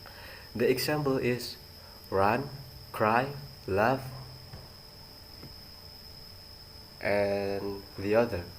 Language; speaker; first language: English; non-native, learner; Indonesian